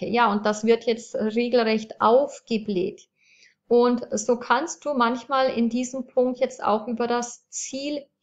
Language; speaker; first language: German; native; German